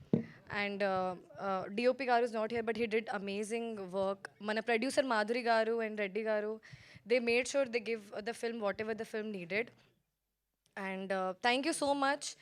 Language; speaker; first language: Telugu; non-native, fluent; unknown